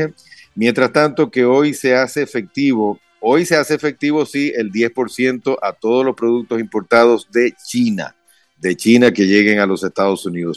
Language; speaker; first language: Spanish; native; Spanish